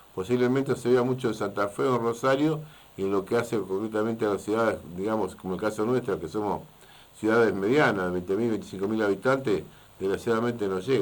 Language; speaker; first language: Spanish; native; Spanish